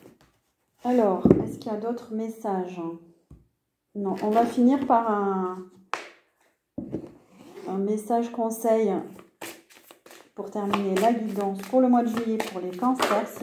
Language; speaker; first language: French; native; French